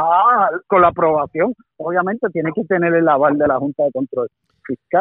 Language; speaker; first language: Spanish; native; Spanish